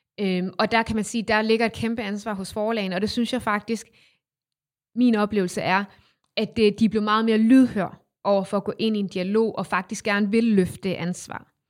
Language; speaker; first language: Danish; native; Danish